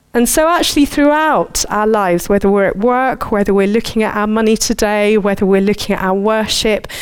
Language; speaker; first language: English; native; English